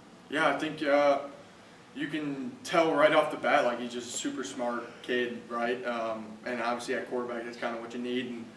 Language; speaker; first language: English; native; English